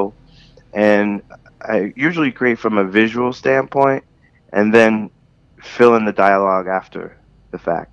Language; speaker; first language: English; native; English